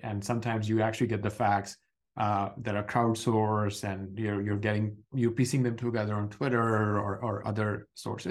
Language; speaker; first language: English; non-native, local second language; Urdu